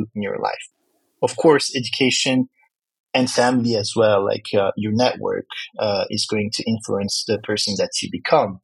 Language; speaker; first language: English; non-native, fluent; French